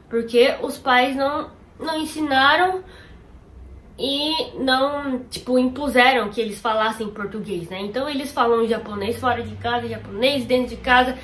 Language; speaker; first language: Portuguese; early bilingual, heritage; Portuguese